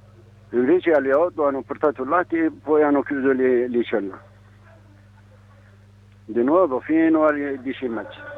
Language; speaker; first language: Italian; non-native, learner; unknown